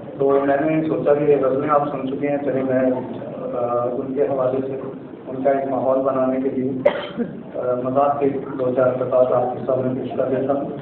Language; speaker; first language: Urdu; non-native, local second language; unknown